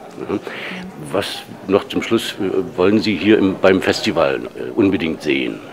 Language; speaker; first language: German; native; German